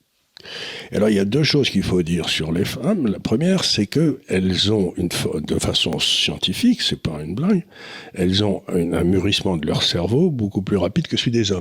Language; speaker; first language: French; native; French